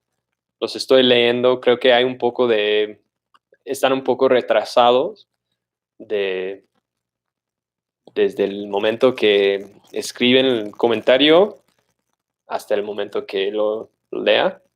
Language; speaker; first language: Spanish; non-native, fluent; English